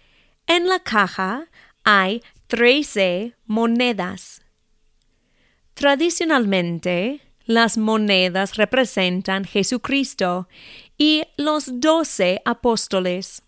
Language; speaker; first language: Spanish; non-native, fluent; English